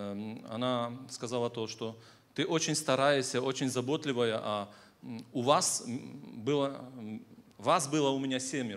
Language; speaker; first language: Polish; non-native, learner; Russian